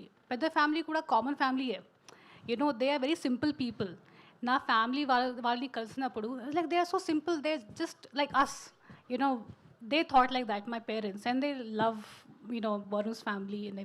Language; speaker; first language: Telugu; non-native, fluent; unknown